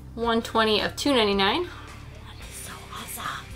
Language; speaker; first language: English; native; English